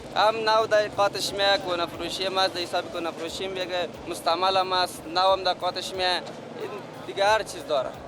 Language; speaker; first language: Persian; native; Persian